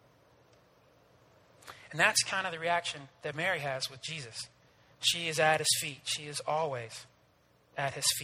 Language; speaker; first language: English; native; English